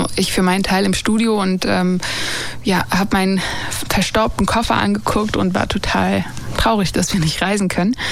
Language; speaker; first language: German; early bilingual, other home language; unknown